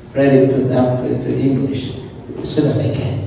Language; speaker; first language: English; non-native, learner; Amharic